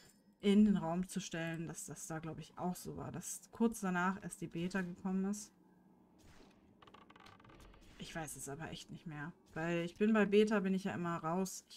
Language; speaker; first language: German; native; German